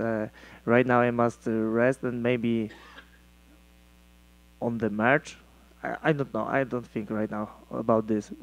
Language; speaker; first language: English; non-native, learner; Polish